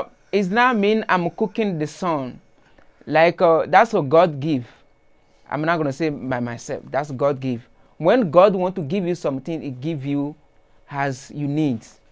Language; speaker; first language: English; non-native, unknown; Fon